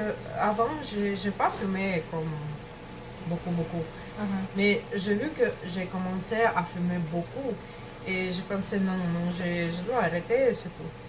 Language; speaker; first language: French; non-native, learner; Russian